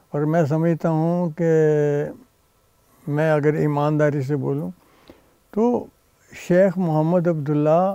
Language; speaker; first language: Hindi; native; Hindi